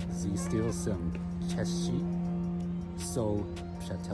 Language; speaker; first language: Czech; non-native, learner; English